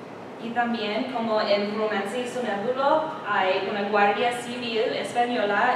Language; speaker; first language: Spanish; non-native, learner; English